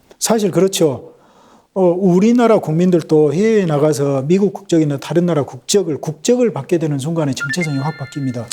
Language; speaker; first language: Korean; native; Korean